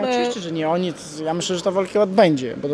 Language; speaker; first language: Polish; non-native, fluent; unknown